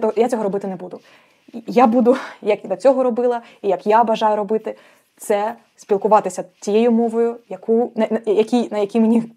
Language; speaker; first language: Ukrainian; non-native, local second language; Russian